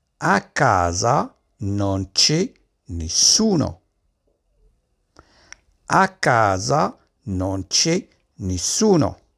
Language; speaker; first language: Italian; non-native, fluent; Arabic